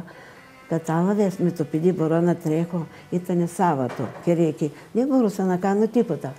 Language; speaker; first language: Greek; non-native, learner; Bulgarian